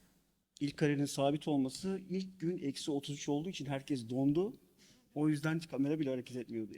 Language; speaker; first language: Turkish; native; Turkish